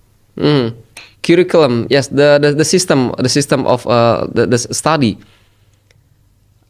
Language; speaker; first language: English; non-native, fluent; Indonesian